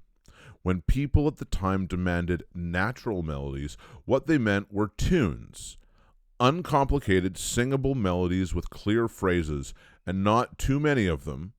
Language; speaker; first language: English; native; English